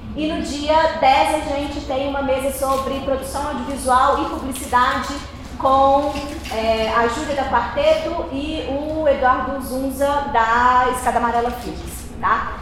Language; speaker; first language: Portuguese; native; Portuguese